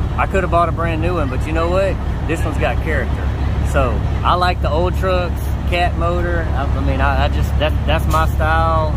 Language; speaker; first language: English; native; English